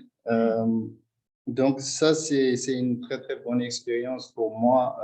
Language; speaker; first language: French; non-native, fluent; Tibetan